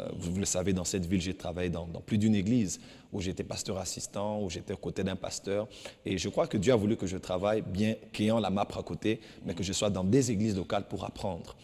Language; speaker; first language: French; non-native, local second language; Lingala